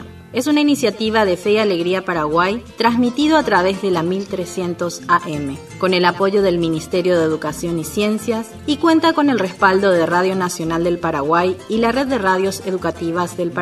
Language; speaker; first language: Spanish; native; Spanish